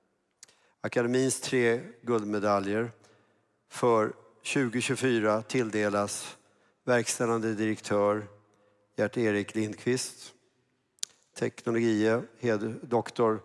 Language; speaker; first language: Swedish; native; Swedish